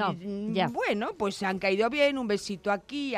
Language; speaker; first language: Spanish; native; Spanish